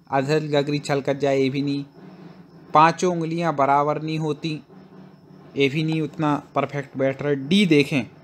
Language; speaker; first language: Hindi; native; Hindi